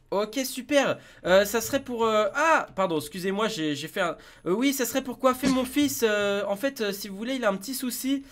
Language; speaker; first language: French; native; French